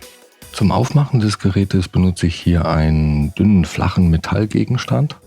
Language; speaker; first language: German; native; German